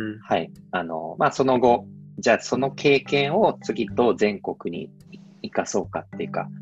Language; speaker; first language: Japanese; native; Japanese